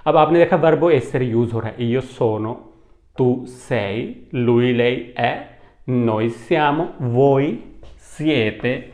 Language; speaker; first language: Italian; non-native, fluent; Urdu